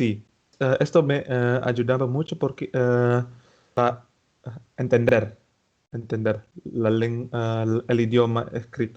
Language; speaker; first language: Spanish; non-native, fluent; Indonesian